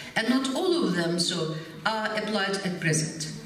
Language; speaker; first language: English; non-native, fluent; Ukrainian